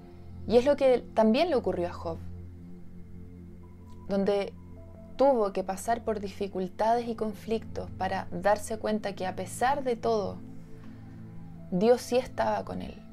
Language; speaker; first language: Spanish; native; Spanish